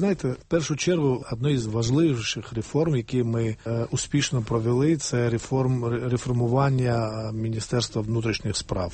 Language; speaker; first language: Ukrainian; non-native, fluent; Georgian